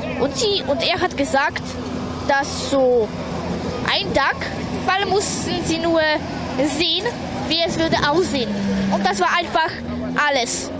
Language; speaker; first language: German; non-native, learner; Polish